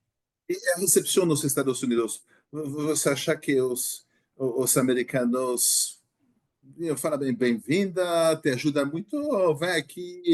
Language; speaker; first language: Portuguese; non-native, learner; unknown